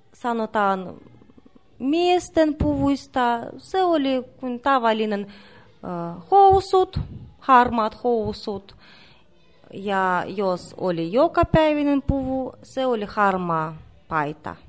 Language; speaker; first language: Finnish; non-native, learner; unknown